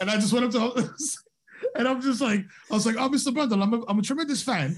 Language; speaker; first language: English; native; English